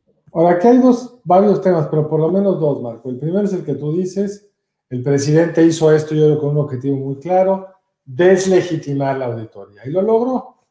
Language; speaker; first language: Spanish; native; Spanish